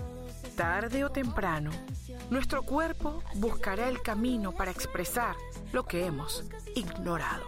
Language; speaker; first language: Spanish; native; Spanish